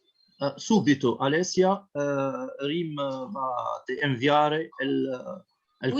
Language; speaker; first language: Italian; non-native, learner; Arabic